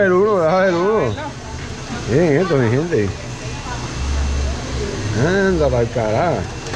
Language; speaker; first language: Spanish; native; Spanish